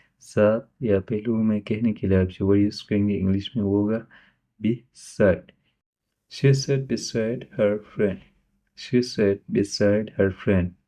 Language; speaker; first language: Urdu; native; Urdu